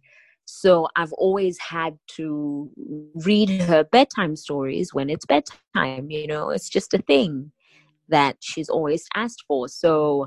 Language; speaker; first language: English; non-native, local second language; Tswana